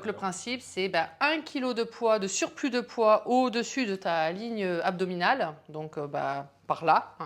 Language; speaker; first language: French; native; French